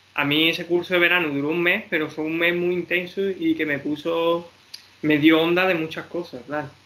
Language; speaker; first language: Spanish; native; Spanish